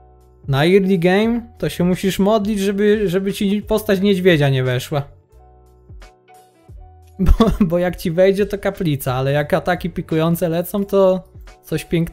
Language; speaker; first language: Polish; native; Polish